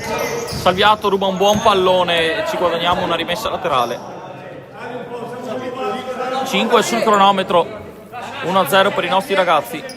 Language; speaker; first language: Italian; native; Italian